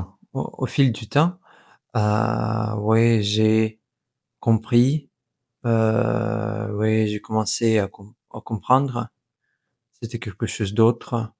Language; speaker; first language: French; non-native, fluent; Russian